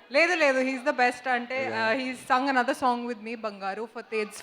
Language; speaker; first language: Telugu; non-native, fluent; Hindi